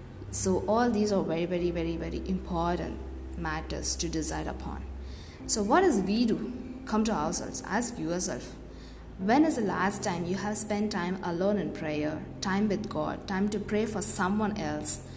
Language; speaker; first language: English; non-native, local second language; Tamil